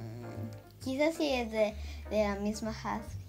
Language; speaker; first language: Spanish; early bilingual, heritage; Spanish